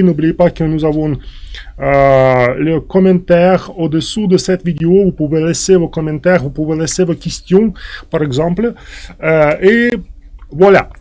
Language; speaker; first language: French; non-native, fluent; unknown